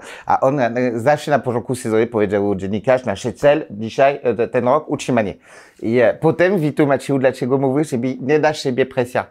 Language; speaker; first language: Polish; non-native, learner; French